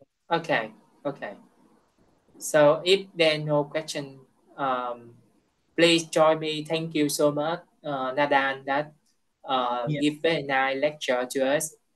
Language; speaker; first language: English; non-native, fluent; Vietnamese